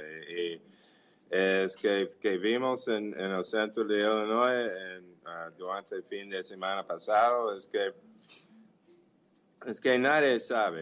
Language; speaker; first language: Portuguese; non-native, learner; English